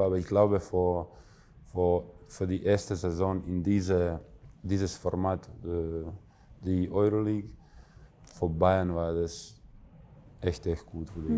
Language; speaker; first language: German; non-native, fluent; Croatian